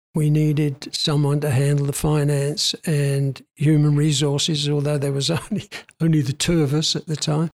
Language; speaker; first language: English; native; English